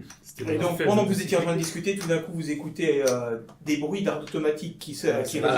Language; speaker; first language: French; native; French